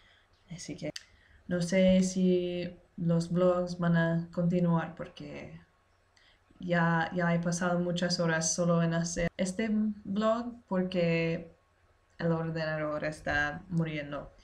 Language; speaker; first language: Spanish; non-native, learner; English